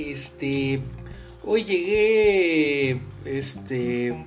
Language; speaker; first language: Spanish; native; Spanish